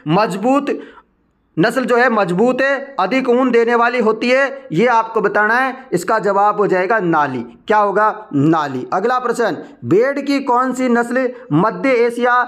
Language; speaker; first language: Hindi; native; Hindi